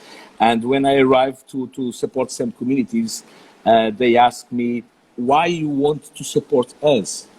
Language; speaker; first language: English; non-native, learner; Portuguese